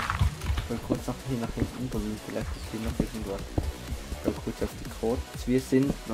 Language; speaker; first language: German; native; German